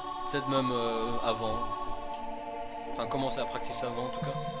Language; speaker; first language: French; native; French